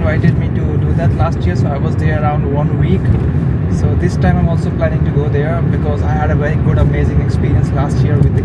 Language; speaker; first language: English; non-native, local second language; Hindi